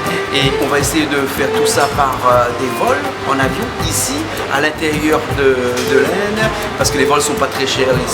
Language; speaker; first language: French; native; French